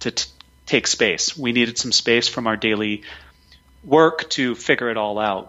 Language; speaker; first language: English; native; English